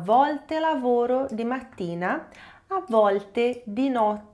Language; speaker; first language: Italian; non-native, fluent; Portuguese